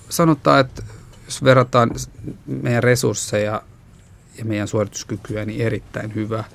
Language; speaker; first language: Finnish; non-native, local second language; Swedish